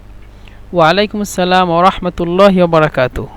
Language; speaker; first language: Egyptian Arabic; non-native, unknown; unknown